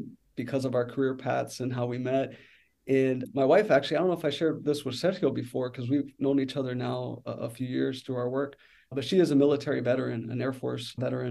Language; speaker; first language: English; native; English